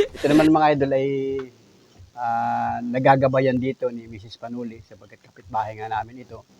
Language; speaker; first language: Filipino; native; Filipino